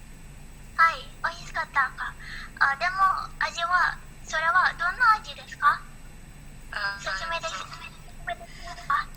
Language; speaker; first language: Japanese; non-native, learner; Indonesian